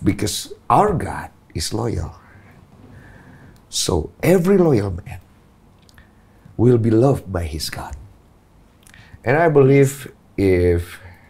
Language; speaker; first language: English; non-native, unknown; Indonesian